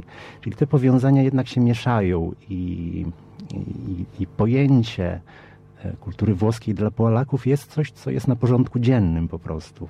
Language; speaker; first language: Polish; early bilingual, heritage; Polish